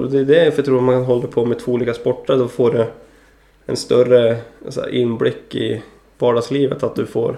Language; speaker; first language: Swedish; early bilingual, other home language; Greek